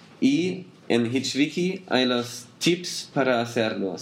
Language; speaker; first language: Spanish; non-native, learner; German